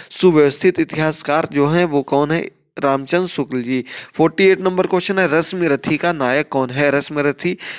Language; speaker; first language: Hindi; native; Hindi